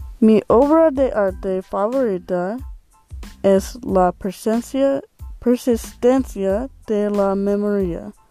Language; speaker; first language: Spanish; non-native, learner; English